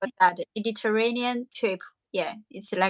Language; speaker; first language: English; non-native, learner; Chinese